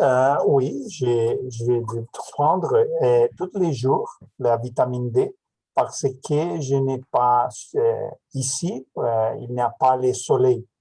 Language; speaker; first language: French; non-native, learner; Portuguese